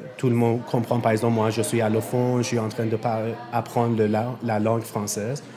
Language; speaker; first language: French; non-native, fluent; Persian